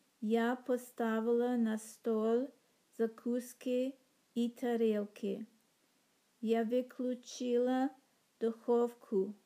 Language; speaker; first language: Russian; non-native, learner; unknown